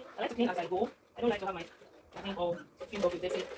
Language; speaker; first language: English; non-native, local second language; Yoruba